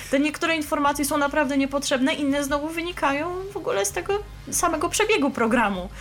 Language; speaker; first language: Polish; native; Polish